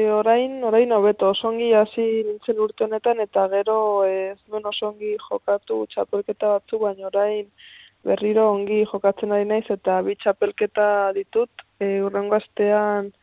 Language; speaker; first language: Basque; non-native, local second language; Spanish